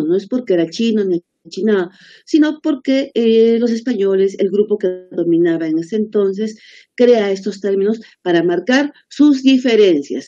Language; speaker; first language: Spanish; native; Spanish